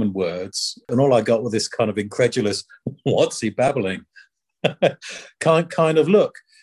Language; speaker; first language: English; native; English